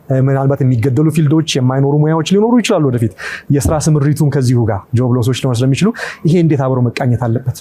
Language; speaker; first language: Amharic; native; Amharic